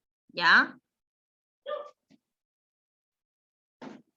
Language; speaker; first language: Spanish; native; Spanish